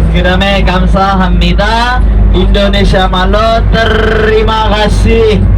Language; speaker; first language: Korean; non-native, learner; Indonesian